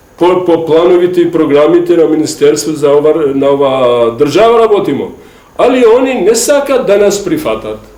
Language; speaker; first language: Macedonian; non-native, local second language; Albanian